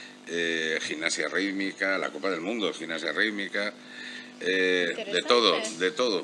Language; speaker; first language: Spanish; native; Spanish